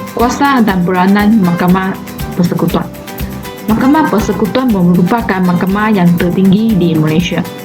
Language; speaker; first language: Malay; non-native, local second language; Chinese